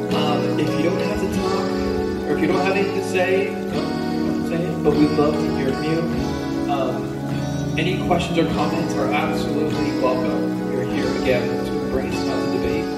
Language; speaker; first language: English; native; English